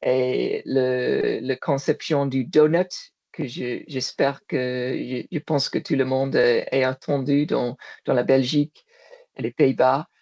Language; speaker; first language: French; non-native, learner; English